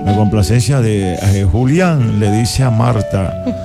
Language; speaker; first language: Spanish; native; Spanish